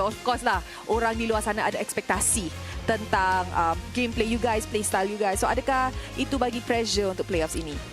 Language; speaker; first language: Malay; native; Malay